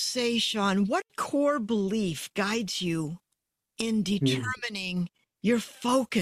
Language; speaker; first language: English; native; English